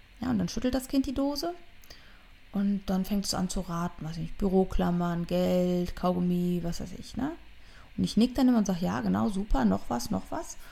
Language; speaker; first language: German; native; German